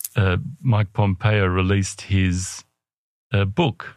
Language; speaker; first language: English; native; English